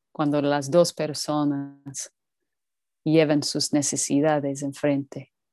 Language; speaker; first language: Spanish; non-native, learner; English